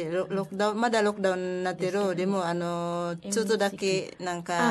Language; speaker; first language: Japanese; non-native, learner; Filipino